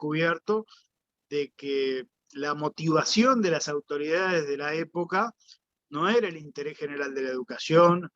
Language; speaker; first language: Spanish; native; Spanish